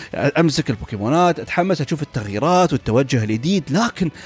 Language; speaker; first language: Arabic; native; Arabic